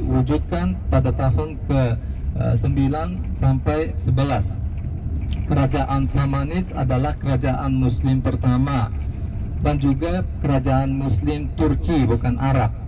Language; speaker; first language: Indonesian; non-native, fluent; Uzbek